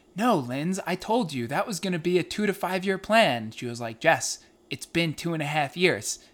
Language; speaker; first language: English; native; English